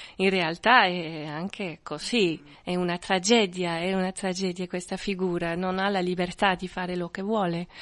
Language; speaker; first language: Italian; non-native, fluent; French